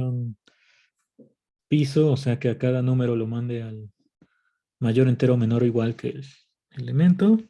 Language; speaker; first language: Spanish; native; Spanish